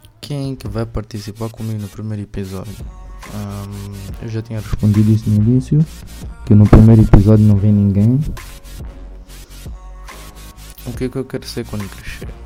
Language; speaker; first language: Portuguese; early bilingual, heritage; Portuguese